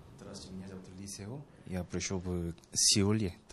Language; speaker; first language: Russian; non-native, learner; Korean